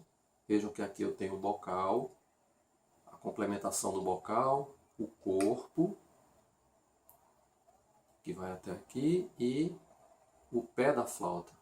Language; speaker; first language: Portuguese; native; Portuguese